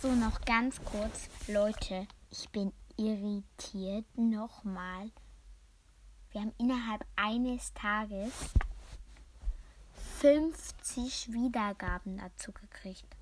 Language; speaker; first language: German; native; German